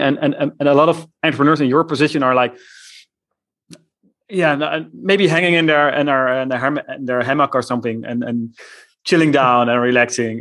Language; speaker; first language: English; non-native, fluent; Dutch